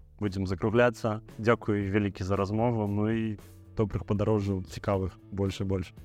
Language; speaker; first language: Belarusian; non-native, local second language; Russian